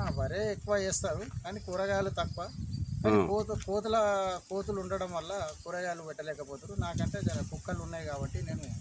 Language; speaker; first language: Telugu; native; Telugu